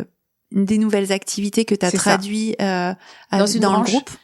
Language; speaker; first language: French; native; French